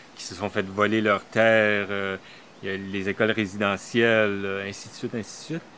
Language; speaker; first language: French; native; French